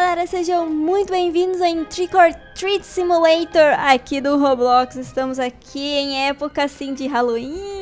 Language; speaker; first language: Portuguese; native; Portuguese